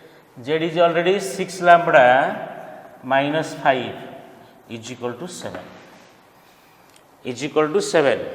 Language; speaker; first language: English; non-native, local second language; Odia